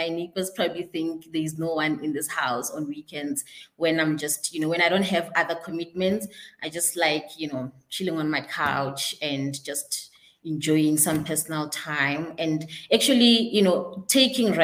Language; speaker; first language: English; non-native, local second language; Northern Sotho